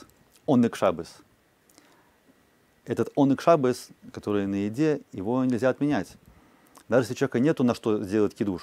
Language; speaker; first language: Russian; native; Russian